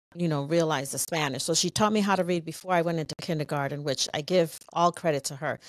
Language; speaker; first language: English; native; English